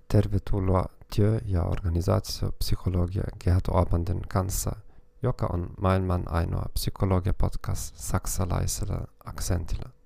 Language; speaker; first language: Finnish; non-native, learner; German